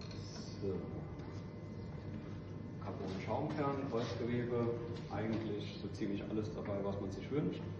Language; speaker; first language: German; native; German